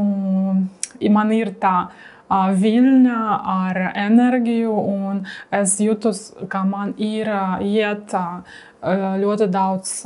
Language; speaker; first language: Latvian; non-native, learner; Russian